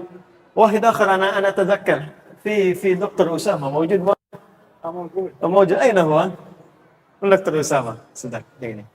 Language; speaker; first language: Arabic; non-native, fluent; Indonesian